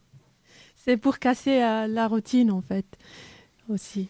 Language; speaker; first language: French; non-native, learner; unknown